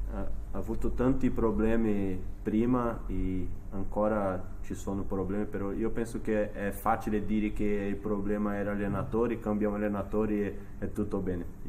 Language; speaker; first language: Italian; non-native, fluent; Portuguese